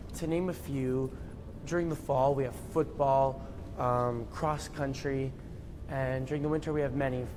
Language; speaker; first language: English; native; English